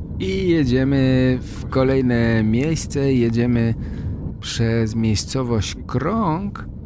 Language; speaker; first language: Polish; native; Polish